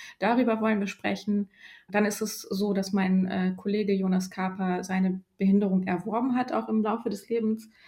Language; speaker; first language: German; early bilingual, other home language; Polish